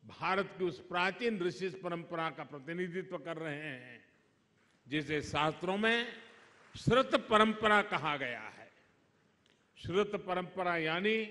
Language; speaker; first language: Hindi; non-native, local second language; Gujarati